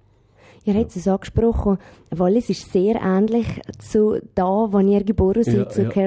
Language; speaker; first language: German; native; German